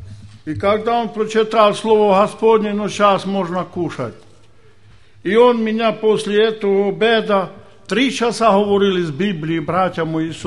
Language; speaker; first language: Ukrainian; non-native, local second language; Romany